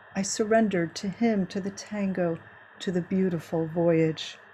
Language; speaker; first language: English; early bilingual, other home language; Spanish